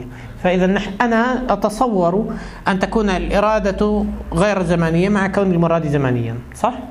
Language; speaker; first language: Arabic; native; Arabic